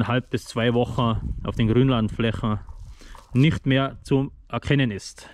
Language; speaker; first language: German; native; German